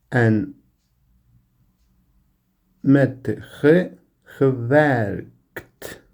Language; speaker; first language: Dutch; non-native, learner; Turkish